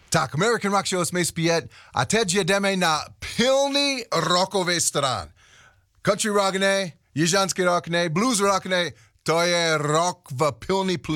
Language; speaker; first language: Czech; non-native, learner; English